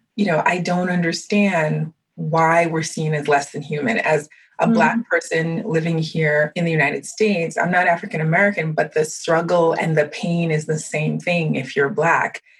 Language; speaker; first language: English; early bilingual, other home language; French